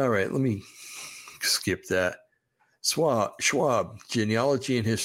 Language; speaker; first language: English; native; English